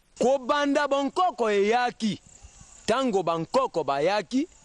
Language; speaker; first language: Lingala; non-native, local second language; Mongo